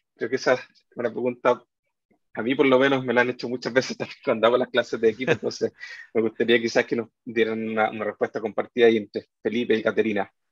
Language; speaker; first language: Spanish; native; Spanish